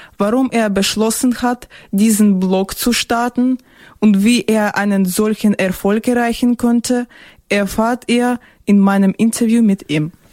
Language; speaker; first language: German; non-native, fluent; Ukrainian